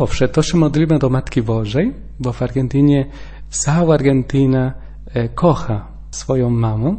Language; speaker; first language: Polish; non-native, learner; Spanish